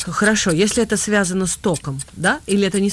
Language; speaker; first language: Russian; native; Russian